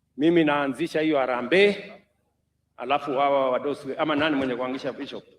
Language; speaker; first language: Swahili; non-native, local second language; Kalenjin